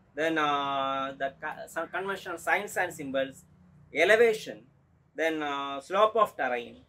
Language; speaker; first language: English; non-native, local second language; Malayalam